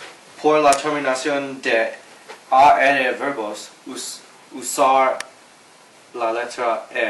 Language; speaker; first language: Spanish; non-native, learner; English